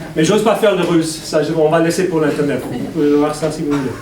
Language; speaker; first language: French; non-native, fluent; English